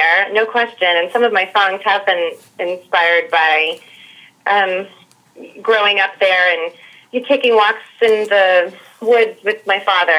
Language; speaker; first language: English; native; English